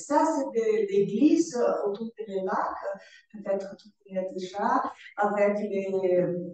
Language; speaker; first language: French; non-native, learner; Portuguese